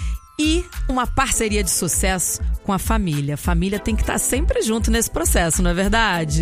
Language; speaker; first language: Portuguese; native; Portuguese